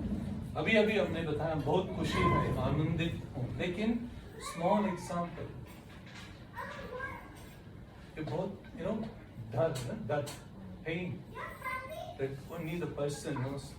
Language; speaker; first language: Hindi; non-native, local second language; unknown